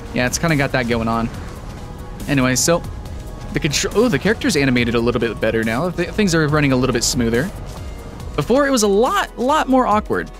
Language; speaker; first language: English; native; English